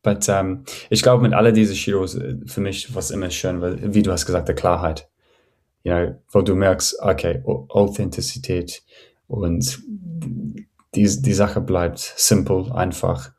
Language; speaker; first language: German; non-native, fluent; English